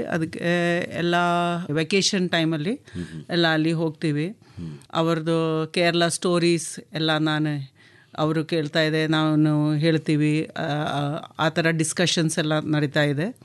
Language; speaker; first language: Kannada; non-native, local second language; Malayalam